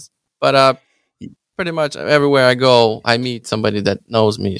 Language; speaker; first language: English; non-native, fluent; Ukrainian